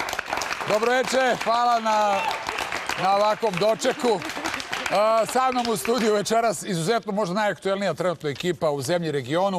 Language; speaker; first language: Serbian; native; Serbian